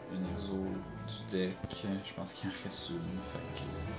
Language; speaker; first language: French; native; French